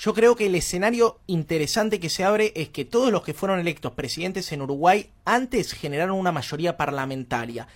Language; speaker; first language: Spanish; native; Spanish